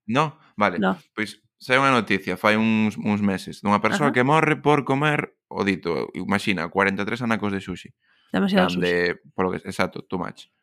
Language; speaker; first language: Galician; non-native, local second language; Spanish